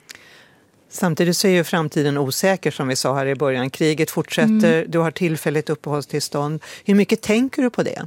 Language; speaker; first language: Swedish; native; Swedish